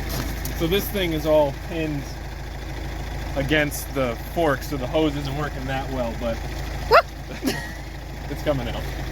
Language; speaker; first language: English; native; English